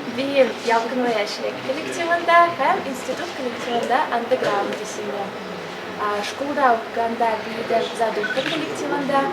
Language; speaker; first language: Tatar; non-native, local second language; Russian